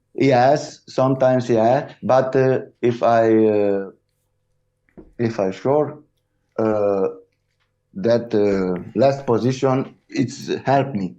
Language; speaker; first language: English; non-native, learner; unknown